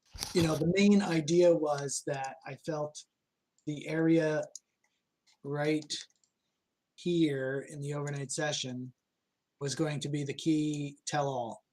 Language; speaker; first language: English; native; English